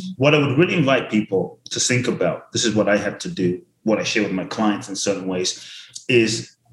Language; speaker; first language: English; native; English